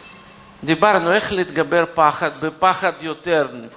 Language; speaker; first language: Hebrew; non-native, fluent; Russian